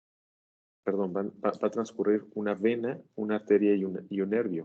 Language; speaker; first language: Spanish; native; Spanish